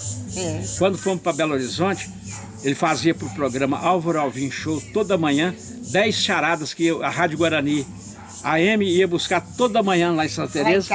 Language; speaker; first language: Portuguese; native; Portuguese